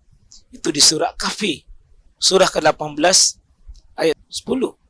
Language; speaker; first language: Indonesian; native; Indonesian